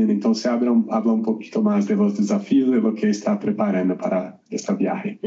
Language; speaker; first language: Spanish; non-native, learner; Portuguese